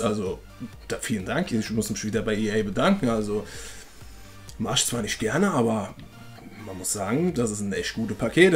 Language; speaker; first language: German; native; German